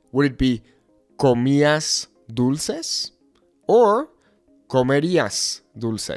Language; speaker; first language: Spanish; non-native, fluent; English